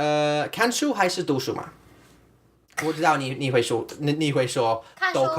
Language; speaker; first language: Chinese; non-native, learner; English